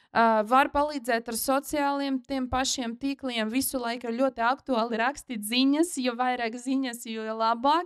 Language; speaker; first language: Latvian; non-native, local second language; Russian